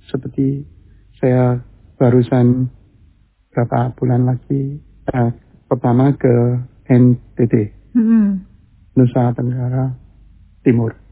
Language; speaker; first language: Indonesian; early bilingual, heritage; Chinese